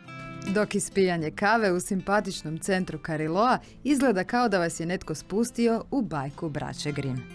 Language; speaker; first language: Croatian; native; Croatian